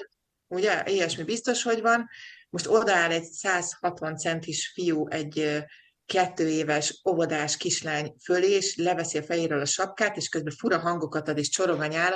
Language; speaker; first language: Hungarian; native; Hungarian